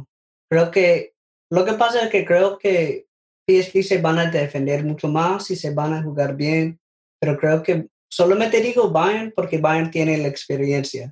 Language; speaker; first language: Spanish; non-native, learner; English